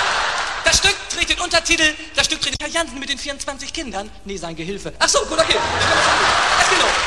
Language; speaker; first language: German; native; German